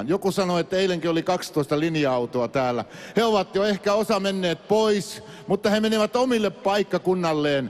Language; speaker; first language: Finnish; native; Finnish